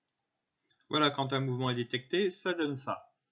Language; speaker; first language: French; native; French